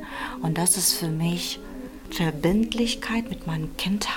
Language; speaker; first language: German; non-native, fluent; Russian